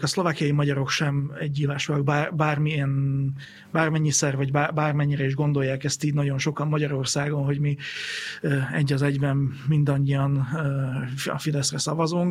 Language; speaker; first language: Hungarian; native; Hungarian